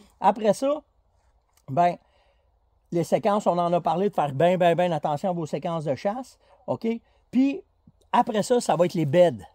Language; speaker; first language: French; native; French